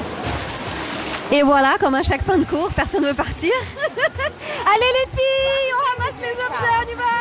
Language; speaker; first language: French; native; French